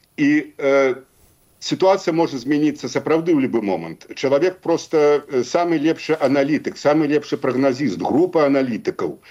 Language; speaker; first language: Belarusian; native; Belarusian